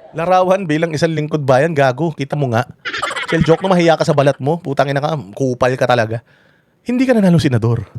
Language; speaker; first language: Filipino; non-native, local second language; Iloko